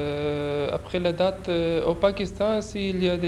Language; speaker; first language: French; non-native, learner; Urdu